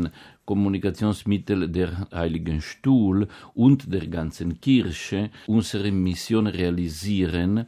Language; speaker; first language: German; non-native, fluent; Italian